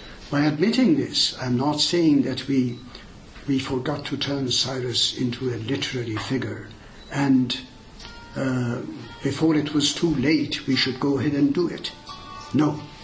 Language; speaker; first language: English; non-native, fluent; Azerbaijani